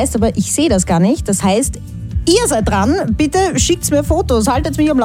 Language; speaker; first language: German; native; German